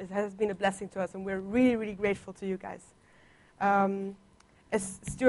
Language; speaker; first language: English; non-native, fluent; Italian